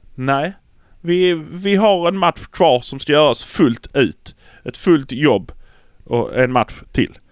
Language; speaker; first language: Swedish; native; Swedish